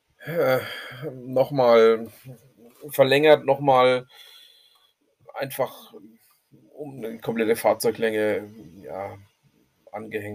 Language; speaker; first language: German; native; German